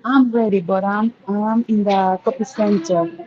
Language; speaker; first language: English; non-native, learner; Spanish